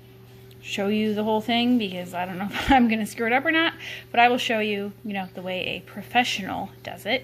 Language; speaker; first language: English; native; English